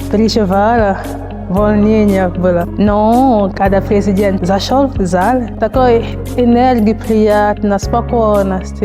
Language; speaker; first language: Russian; non-native, learner; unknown